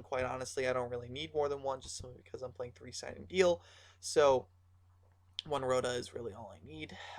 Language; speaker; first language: English; native; English